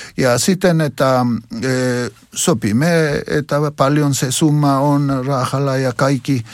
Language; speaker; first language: Finnish; non-native, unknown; Spanish